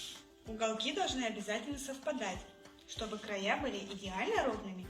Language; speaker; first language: Russian; native; Russian